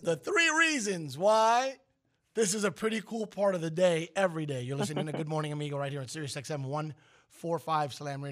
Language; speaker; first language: English; early bilingual, other home language; Spanish